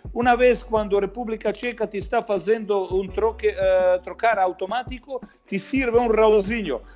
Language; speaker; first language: Spanish; non-native, fluent; Croatian